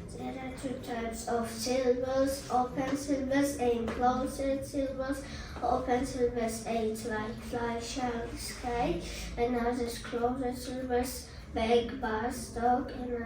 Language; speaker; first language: English; non-native, learner; Tajik